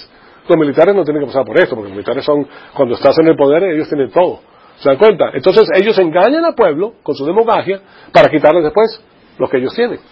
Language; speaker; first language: Spanish; native; Spanish